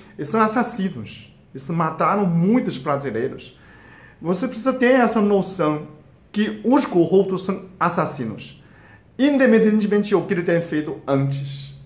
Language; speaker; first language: Portuguese; non-native, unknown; Chinese